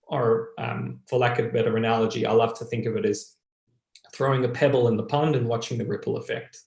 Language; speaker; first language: English; native; English